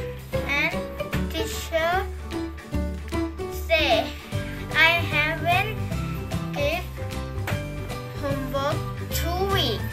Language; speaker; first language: English; non-native, learner; Thai